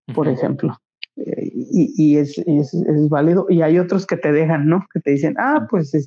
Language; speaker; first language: Spanish; native; Spanish